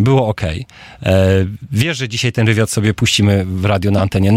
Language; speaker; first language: Polish; native; Polish